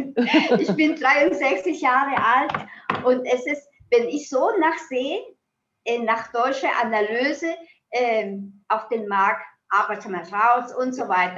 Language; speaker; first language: German; non-native, fluent; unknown